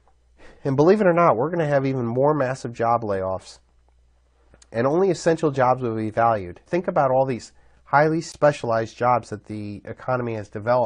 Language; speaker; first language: English; native; English